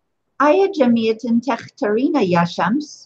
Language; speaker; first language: Arabic; non-native, fluent; English